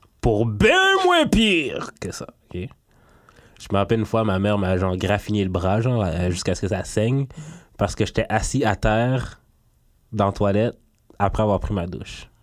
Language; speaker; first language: French; native; French